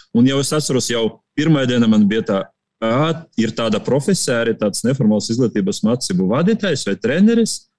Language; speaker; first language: Latvian; non-native, local second language; Russian